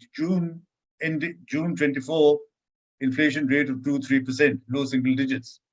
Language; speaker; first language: English; non-native, local second language; Urdu